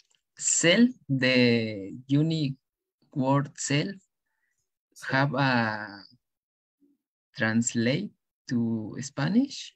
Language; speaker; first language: English; non-native, learner; Spanish